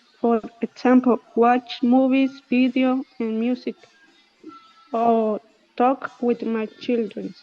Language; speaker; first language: English; non-native, learner; Spanish